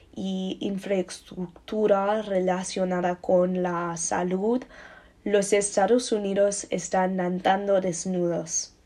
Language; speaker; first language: Spanish; non-native, learner; English